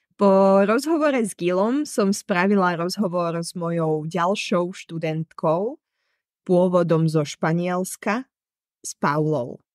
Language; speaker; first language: Slovak; native; Slovak